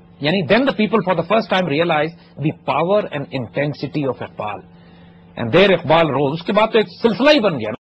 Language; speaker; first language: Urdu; native; Urdu